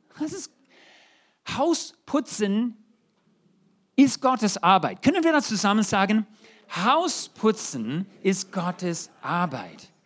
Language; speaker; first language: German; non-native, fluent; English